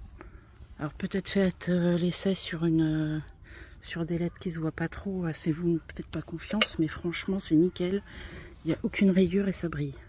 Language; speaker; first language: French; native; French